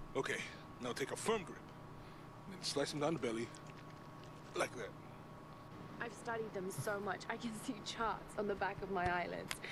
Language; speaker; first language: English; non-native, fluent; Norwegian